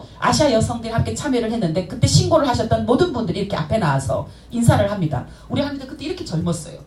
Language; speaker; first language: Korean; native; Korean